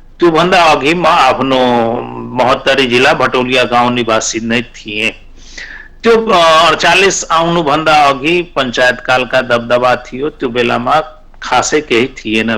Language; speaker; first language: Nepali; non-native, local second language; Maithili